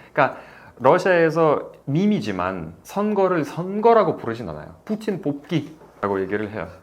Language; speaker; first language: Korean; non-native, fluent; Russian